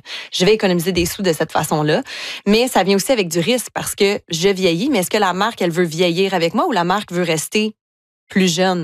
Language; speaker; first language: French; native; French